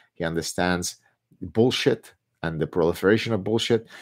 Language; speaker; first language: English; early bilingual, other home language; Arabic